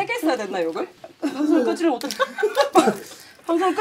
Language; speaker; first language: Korean; native; Korean